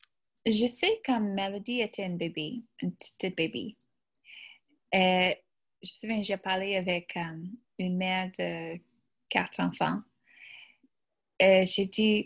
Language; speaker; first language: French; non-native, learner; English